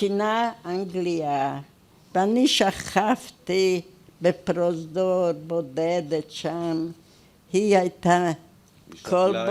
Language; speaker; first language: Hebrew; non-native, fluent; Hungarian